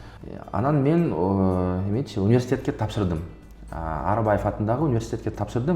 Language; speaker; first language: Kyrgyz; non-native, local second language; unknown